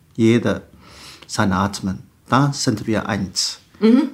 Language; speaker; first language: German; non-native, learner; Chinese